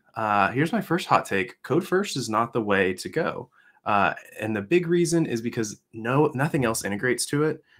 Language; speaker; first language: English; native; English